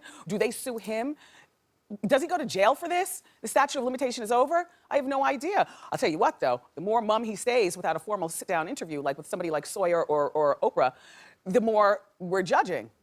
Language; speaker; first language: English; native; English